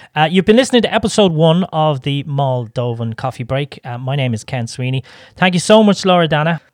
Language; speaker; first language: English; native; English